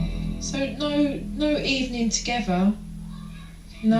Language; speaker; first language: English; native; English